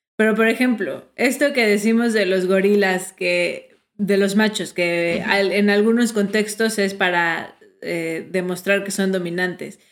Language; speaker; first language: Spanish; native; Spanish